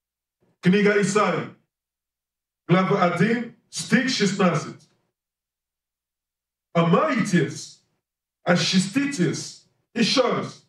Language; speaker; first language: Russian; non-native, learner; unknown